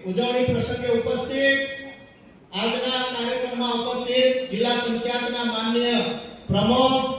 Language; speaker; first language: Gujarati; non-native, local second language; Bhili